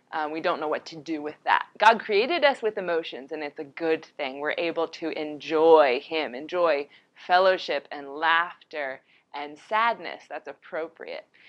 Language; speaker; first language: English; native; English